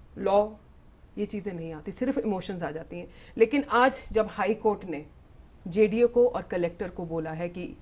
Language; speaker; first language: Hindi; native; Hindi